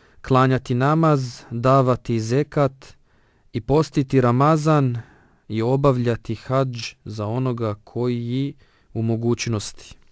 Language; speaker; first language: Bosnian; non-native, fluent; Arabic